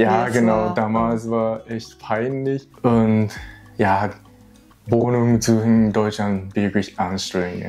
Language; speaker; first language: German; non-native, learner; Japanese